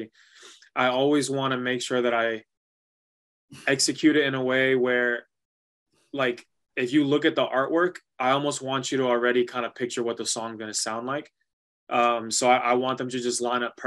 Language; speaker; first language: English; early bilingual, other home language; Spanish